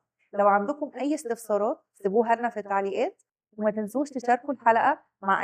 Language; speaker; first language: Arabic; native; Arabic